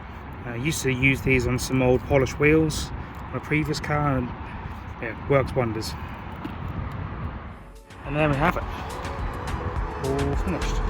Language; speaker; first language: English; native; English